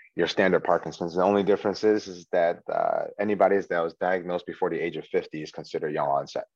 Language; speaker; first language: English; early bilingual, other home language; Chinese